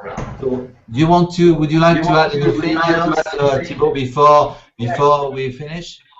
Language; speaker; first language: English; non-native, fluent; French